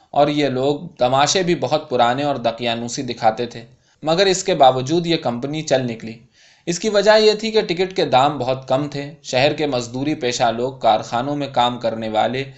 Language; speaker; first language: Urdu; native; Urdu